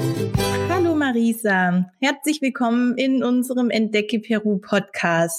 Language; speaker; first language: German; native; German